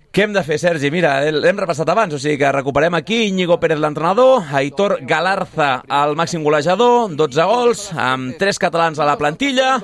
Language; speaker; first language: Catalan; native; Catalan